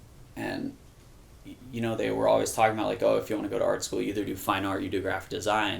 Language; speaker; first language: English; native; English